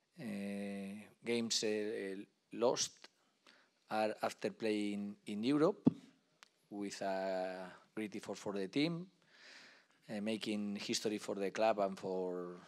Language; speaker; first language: English; non-native, learner; Spanish